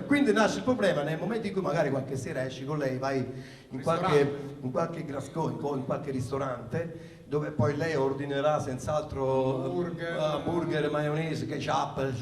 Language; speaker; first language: Italian; native; Italian